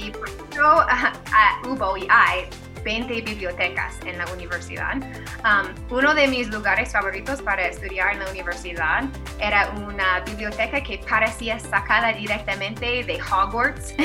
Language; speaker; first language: Spanish; non-native, fluent; English